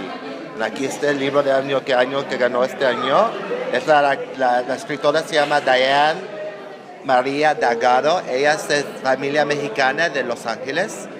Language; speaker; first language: Spanish; non-native, learner; English